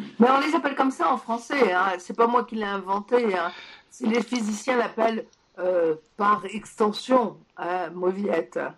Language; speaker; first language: French; early bilingual, other home language; Polish